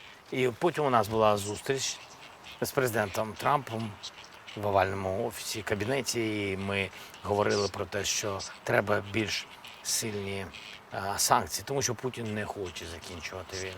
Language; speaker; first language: Ukrainian; non-native, local second language; Russian